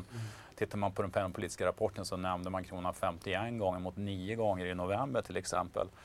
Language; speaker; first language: Swedish; native; Swedish